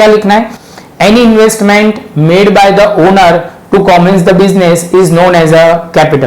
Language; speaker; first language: Hindi; non-native, local second language; Gujarati